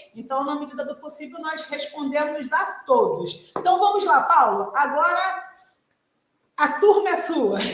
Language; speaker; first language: Portuguese; native; Portuguese